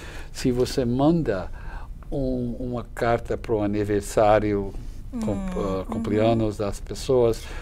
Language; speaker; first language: Portuguese; non-native, fluent; English